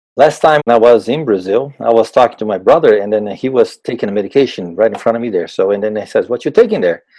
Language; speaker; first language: English; non-native, fluent; Portuguese